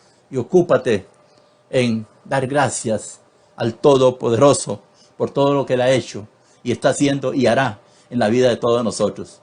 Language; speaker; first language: Spanish; native; Spanish